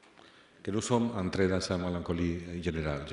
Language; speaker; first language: French; non-native, fluent; Spanish